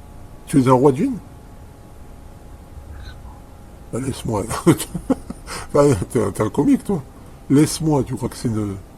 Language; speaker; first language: French; native; French